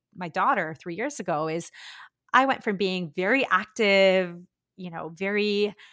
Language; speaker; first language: English; early bilingual, other home language; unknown